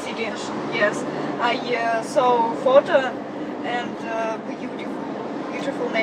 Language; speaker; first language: English; non-native, learner; Russian